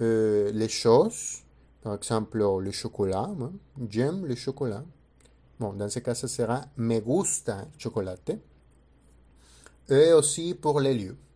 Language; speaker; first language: French; non-native, fluent; Spanish